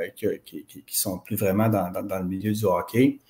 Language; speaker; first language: French; native; French